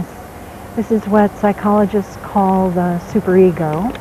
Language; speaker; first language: English; native; English